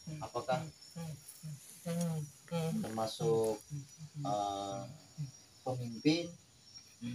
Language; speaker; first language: Indonesian; native; Indonesian